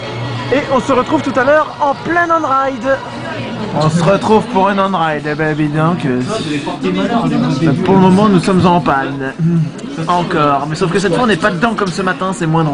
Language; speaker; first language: French; native; French